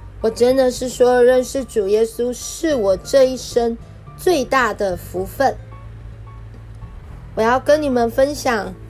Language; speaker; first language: Chinese; native; Chinese